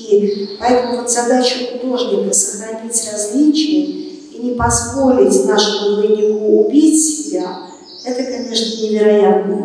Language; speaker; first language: Russian; native; Russian